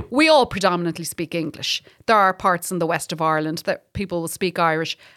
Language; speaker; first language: English; native; English